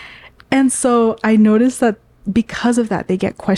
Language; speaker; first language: English; early bilingual, other home language; Spanish